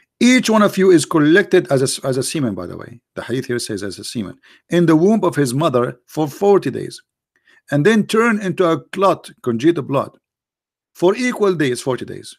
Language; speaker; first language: English; non-native, fluent; Arabic